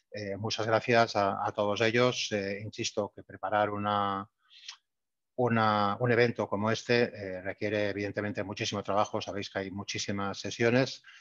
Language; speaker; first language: Spanish; native; Spanish